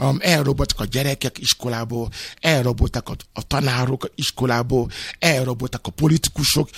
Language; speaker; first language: Hungarian; non-native, fluent; Yoruba